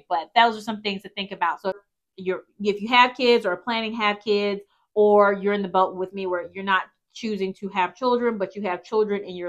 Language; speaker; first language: English; native; English